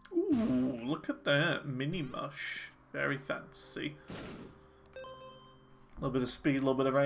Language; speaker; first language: English; native; English